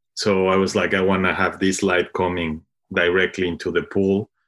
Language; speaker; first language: English; non-native, fluent; Spanish